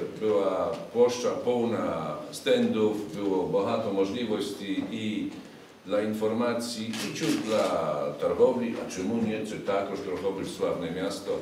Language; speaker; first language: Polish; non-native, learner; Ukrainian